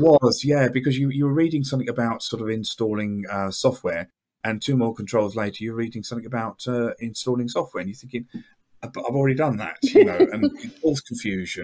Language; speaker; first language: English; native; English